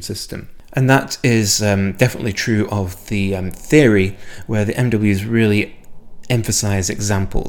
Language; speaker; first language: English; native; English